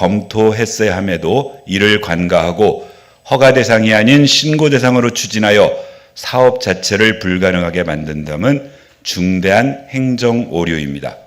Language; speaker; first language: Korean; native; Korean